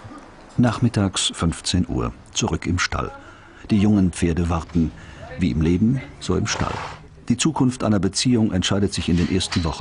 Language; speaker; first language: German; native; German